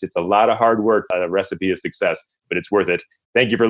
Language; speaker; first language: English; native; English